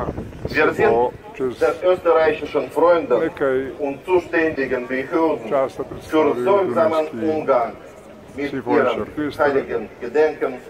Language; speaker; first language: German; non-native, fluent; Russian